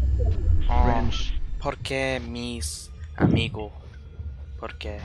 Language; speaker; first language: Spanish; non-native, learner; English